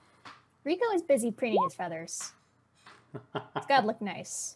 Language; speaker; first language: English; native; English